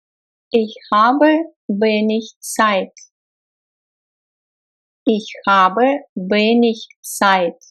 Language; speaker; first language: German; non-native, fluent; Russian